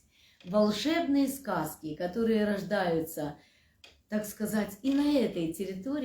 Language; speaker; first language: Russian; native; Russian